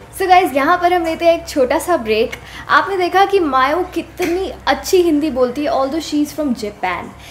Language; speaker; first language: Hindi; native; Hindi